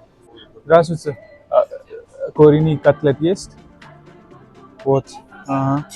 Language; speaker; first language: Russian; non-native, learner; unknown